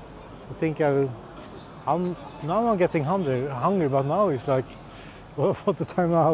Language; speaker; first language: English; non-native, fluent; Swedish